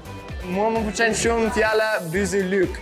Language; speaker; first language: Albanian; non-native, fluent; English